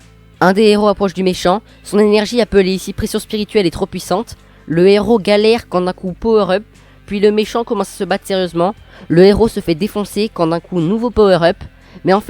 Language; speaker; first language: French; native; French